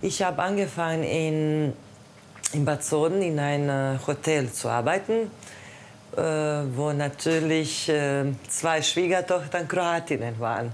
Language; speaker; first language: German; non-native, fluent; Croatian